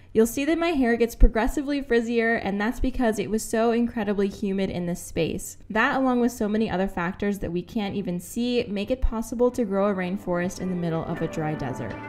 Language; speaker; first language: English; native; English